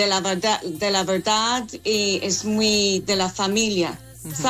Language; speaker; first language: Spanish; non-native, fluent; English